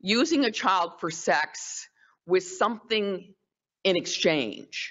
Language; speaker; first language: English; native; English